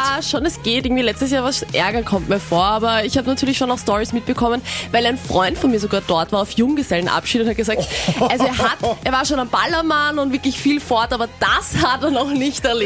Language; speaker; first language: German; native; German